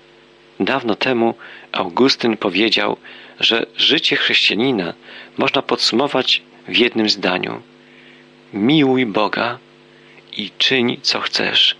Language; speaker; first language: Polish; native; Polish